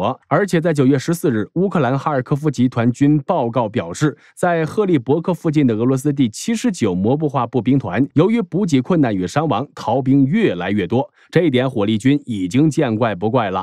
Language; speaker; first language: Chinese; native; Chinese